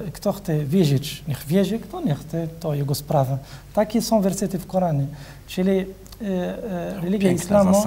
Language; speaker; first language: Polish; non-native, learner; Arabic